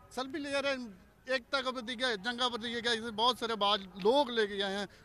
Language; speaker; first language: Hindi; native; Hindi